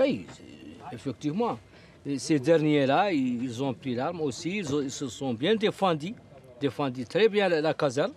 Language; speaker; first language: French; non-native, local second language; Arabic